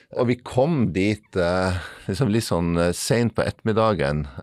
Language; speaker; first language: Norwegian; native; Norwegian